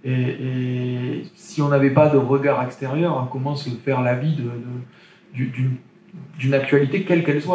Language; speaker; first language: French; native; French